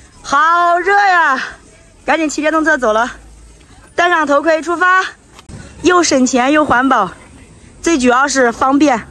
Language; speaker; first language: Chinese; native; Chinese